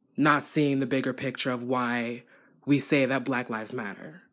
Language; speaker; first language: English; native; English